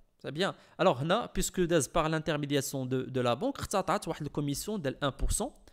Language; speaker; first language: French; non-native, local second language; Arabic